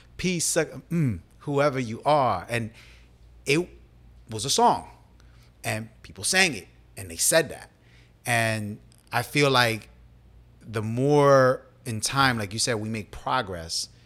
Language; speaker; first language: English; early bilingual, other home language; Spanish